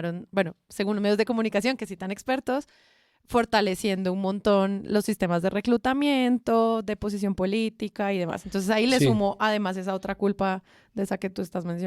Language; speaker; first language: Spanish; native; Spanish